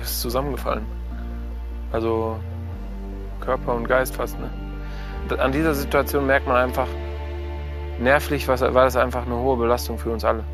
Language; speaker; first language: German; native; German